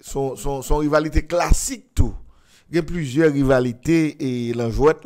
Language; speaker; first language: French; non-native, local second language; Haitian Creole